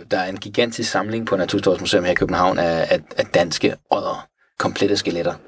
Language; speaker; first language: Danish; early bilingual, other home language; Persian